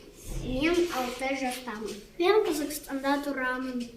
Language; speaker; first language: Kazakh; non-native, local second language; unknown